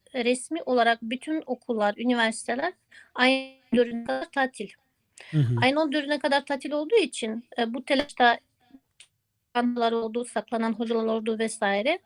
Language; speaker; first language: Turkish; non-native, fluent; Ukrainian